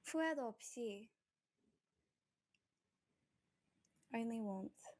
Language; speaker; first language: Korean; early bilingual, heritage; Korean